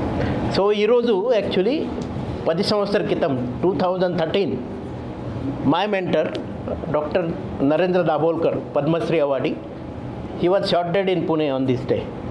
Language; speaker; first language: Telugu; non-native, fluent; Marathi